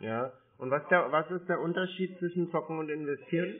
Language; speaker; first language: German; native; German